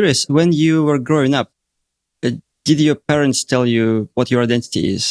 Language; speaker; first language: English; non-native, fluent; Russian